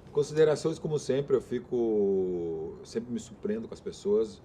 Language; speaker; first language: Portuguese; native; Portuguese